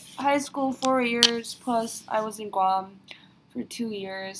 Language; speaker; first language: English; non-native, fluent; Korean